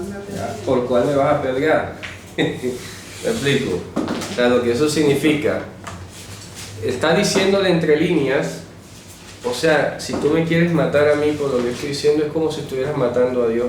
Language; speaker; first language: Spanish; native; Spanish